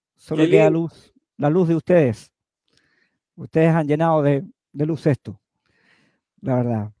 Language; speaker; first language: Spanish; native; Spanish